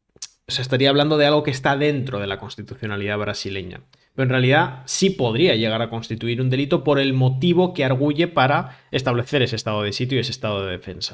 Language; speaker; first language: Spanish; native; Spanish